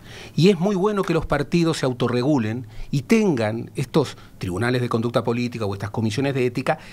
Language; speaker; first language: Spanish; native; Spanish